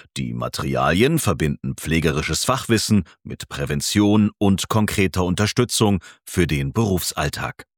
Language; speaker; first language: German; native; German